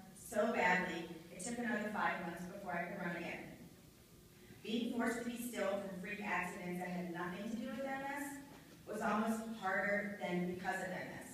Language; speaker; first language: English; native; English